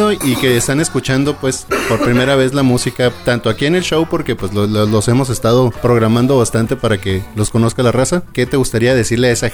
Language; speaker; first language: Spanish; native; Spanish